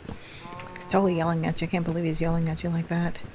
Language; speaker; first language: English; native; English